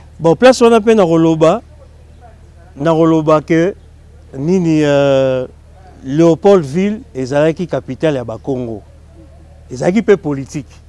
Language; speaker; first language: Lingala; non-native, local second language; Kongo